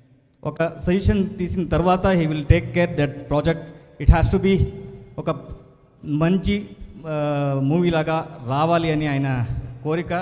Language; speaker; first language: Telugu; non-native, learner; Kannada